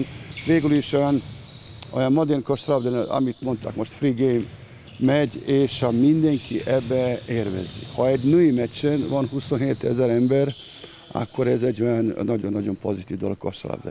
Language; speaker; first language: Hungarian; non-native, fluent; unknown